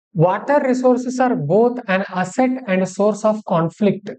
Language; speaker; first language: English; non-native, local second language; Kannada